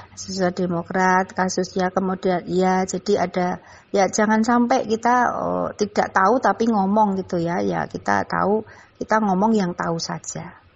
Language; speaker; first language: Indonesian; non-native, local second language; Javanese